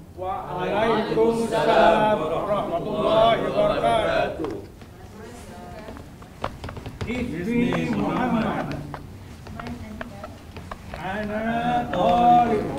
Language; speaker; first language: Arabic; non-native, learner; Malay